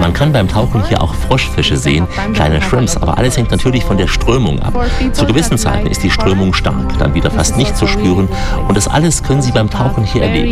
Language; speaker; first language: German; native; German